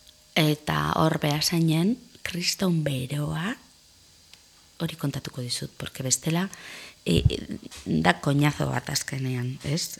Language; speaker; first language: Basque; non-native, local second language; Spanish